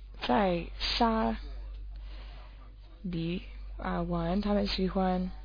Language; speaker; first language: Chinese; non-native, learner; English